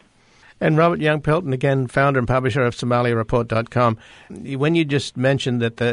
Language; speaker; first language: English; native; English